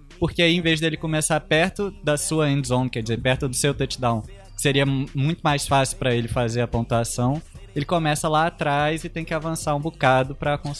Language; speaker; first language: Portuguese; native; Portuguese